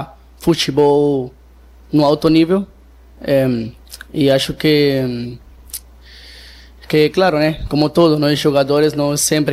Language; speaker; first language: Portuguese; non-native, fluent; Spanish